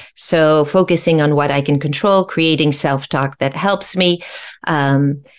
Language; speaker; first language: English; non-native, fluent; French